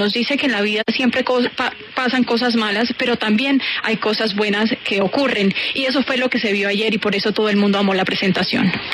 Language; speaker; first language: Spanish; native; Spanish